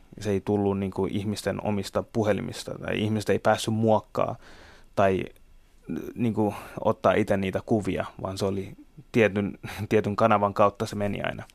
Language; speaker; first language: Finnish; early bilingual, other home language; Bangla